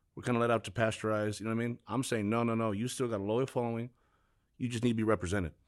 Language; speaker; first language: English; native; English